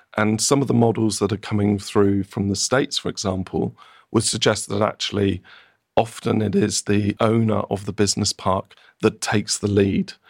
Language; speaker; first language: English; native; English